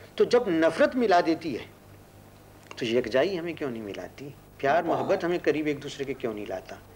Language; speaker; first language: Urdu; non-native, local second language; Punjabi